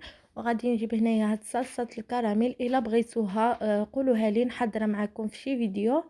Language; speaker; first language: Arabic; native; Arabic